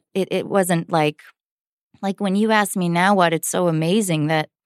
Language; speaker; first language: English; native; English